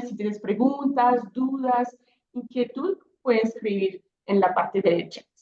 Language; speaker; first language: Spanish; non-native, fluent; French